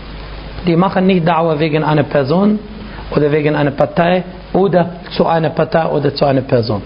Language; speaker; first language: German; non-native, fluent; Arabic